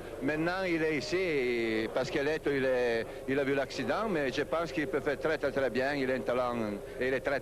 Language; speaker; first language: French; non-native, fluent; Italian